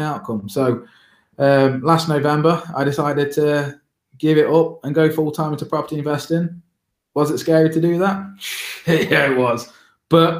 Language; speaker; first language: English; native; English